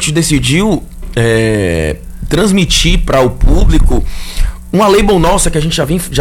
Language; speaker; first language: Portuguese; native; Portuguese